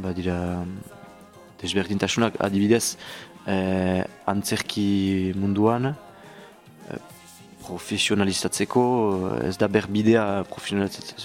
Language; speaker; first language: Basque; non-native, learner; French